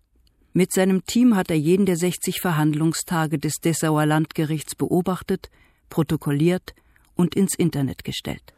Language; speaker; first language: German; native; German